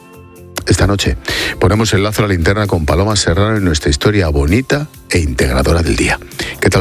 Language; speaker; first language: Spanish; native; Spanish